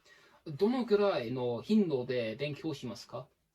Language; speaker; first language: Japanese; non-native, fluent; English